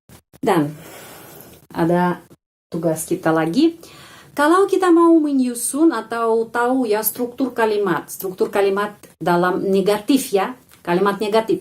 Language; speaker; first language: Indonesian; non-native, fluent; Russian